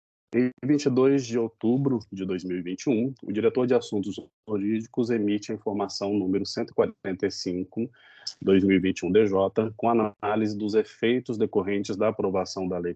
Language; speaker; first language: Portuguese; native; Portuguese